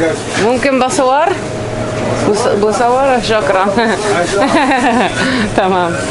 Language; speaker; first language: Arabic; non-native, learner; English